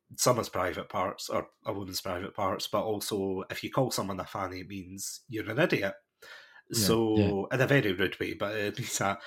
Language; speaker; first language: English; native; English